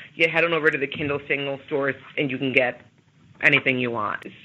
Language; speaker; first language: English; native; English